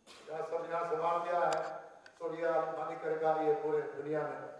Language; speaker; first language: Hindi; native; Hindi